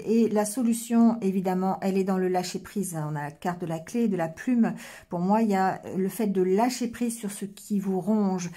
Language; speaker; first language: French; native; French